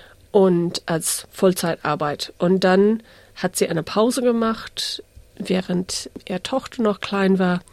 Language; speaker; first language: German; non-native, fluent; English